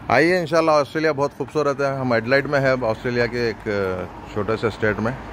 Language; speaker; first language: Hindi; non-native, local second language; Urdu